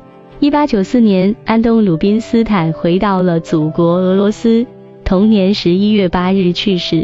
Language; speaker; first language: Chinese; native; Chinese